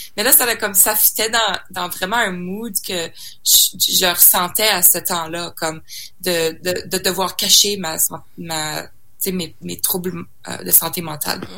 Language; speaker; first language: French; native; French